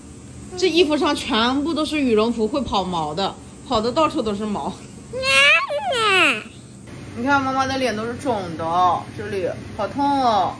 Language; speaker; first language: Chinese; native; Chinese